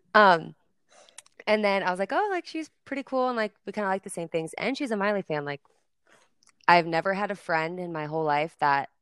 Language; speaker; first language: English; native; English